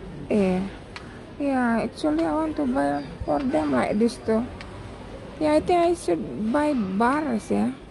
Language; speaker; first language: English; non-native, learner; Indonesian